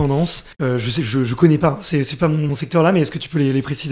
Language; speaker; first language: French; native; French